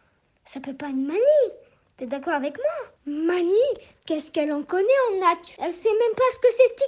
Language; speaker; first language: French; native; French